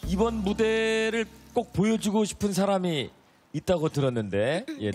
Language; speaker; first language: Korean; native; Korean